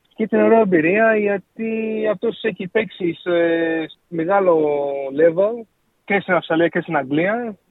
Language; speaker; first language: Greek; early bilingual, heritage; Greek